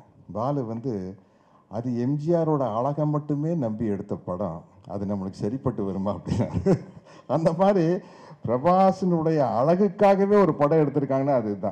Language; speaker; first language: Tamil; native; Tamil